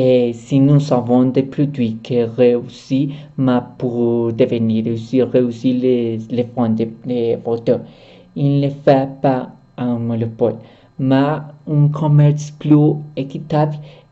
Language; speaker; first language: French; non-native, learner; Spanish